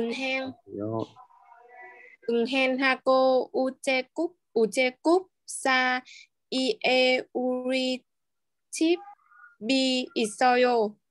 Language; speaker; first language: Korean; non-native, learner; Vietnamese